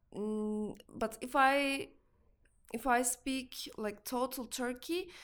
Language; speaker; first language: English; non-native, learner; Turkish